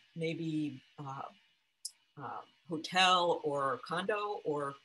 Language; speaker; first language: English; native; English